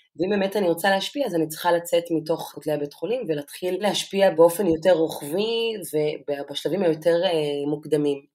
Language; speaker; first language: Hebrew; non-native, local second language; Arabic